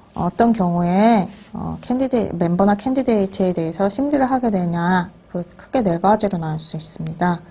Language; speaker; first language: Korean; native; Korean